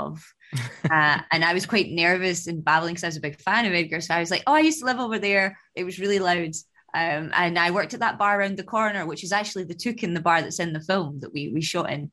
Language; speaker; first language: English; native; English